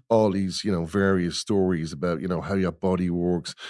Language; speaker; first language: English; native; English